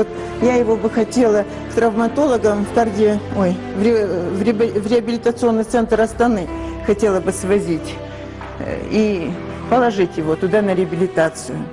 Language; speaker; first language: Russian; native; Russian